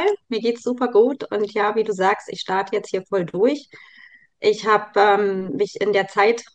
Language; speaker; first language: German; native; German